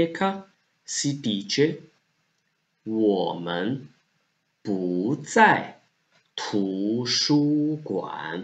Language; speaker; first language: Italian; non-native, fluent; Chinese